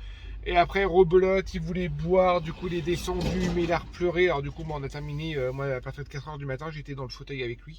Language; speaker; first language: French; native; French